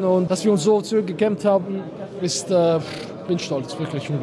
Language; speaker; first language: German; non-native, fluent; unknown